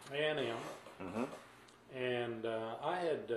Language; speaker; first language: English; native; English